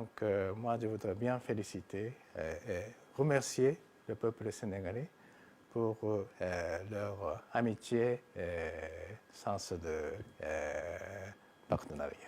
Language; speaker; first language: French; non-native, fluent; Japanese